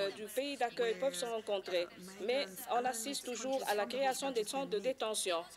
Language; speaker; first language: French; non-native, local second language; Swahili